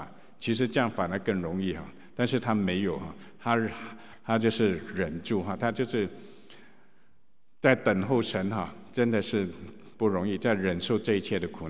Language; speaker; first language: Chinese; native; Chinese